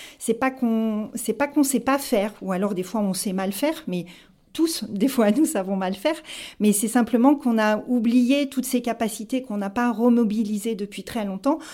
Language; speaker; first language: French; native; French